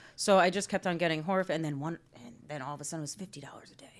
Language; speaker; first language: English; native; English